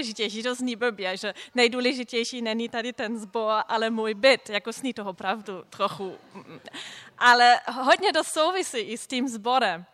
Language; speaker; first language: Czech; non-native, fluent; German